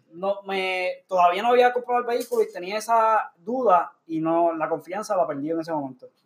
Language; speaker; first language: Spanish; early bilingual, heritage; Spanish